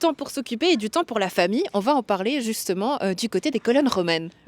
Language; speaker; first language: French; native; French